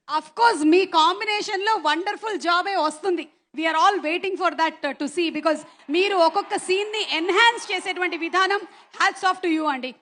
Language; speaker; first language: Telugu; native; Telugu